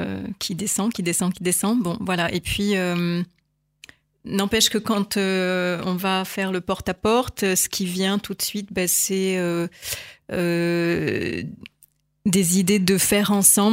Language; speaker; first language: French; native; French